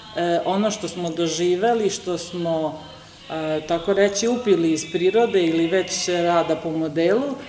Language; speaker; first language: Serbian; native; Serbian